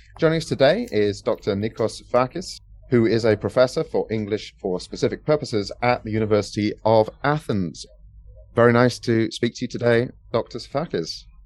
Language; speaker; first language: English; native; English